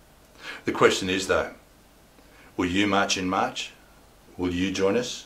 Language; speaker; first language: English; native; English